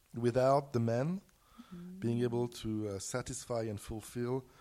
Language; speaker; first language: English; non-native, fluent; French